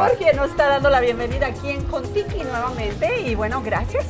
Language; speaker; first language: Spanish; native; Spanish